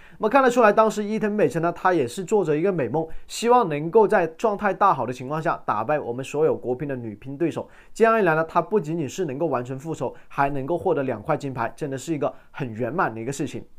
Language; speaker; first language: Chinese; native; Chinese